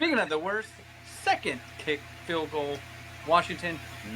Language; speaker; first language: English; native; English